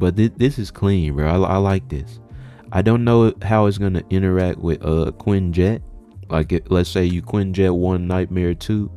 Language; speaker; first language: English; native; English